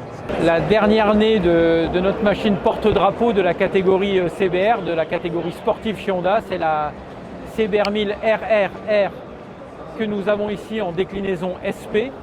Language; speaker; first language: French; native; French